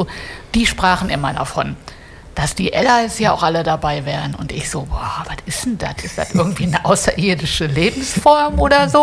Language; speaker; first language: German; native; German